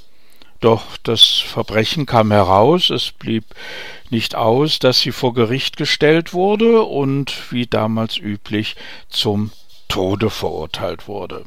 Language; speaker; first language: German; native; German